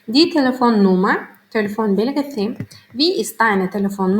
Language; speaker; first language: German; non-native, learner; Turkmen